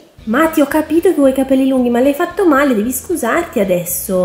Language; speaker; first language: Italian; native; Italian